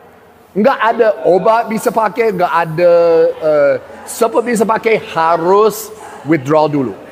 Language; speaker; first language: Indonesian; non-native, learner; English